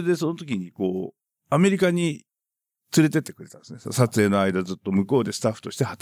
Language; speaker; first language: Japanese; native; Japanese